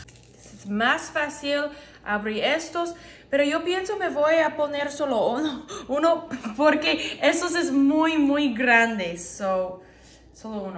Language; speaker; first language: Spanish; non-native, learner; English